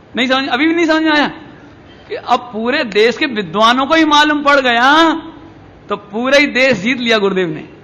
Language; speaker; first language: Hindi; native; Hindi